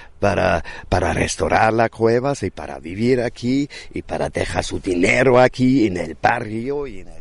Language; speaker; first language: Spanish; non-native, learner; German